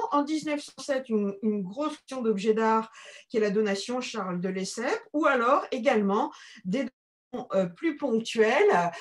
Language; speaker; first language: French; native; French